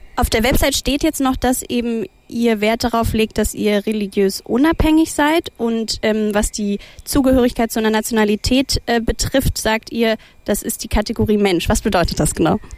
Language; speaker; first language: German; native; German